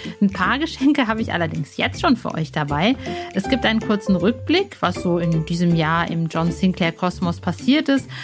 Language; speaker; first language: German; native; German